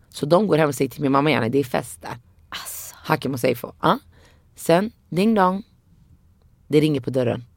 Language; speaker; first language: Swedish; early bilingual, other home language; Arabic